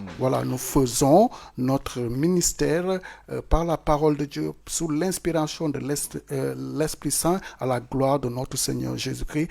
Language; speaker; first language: French; non-native, local second language; Wolof